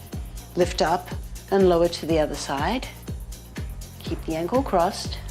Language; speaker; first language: English; native; English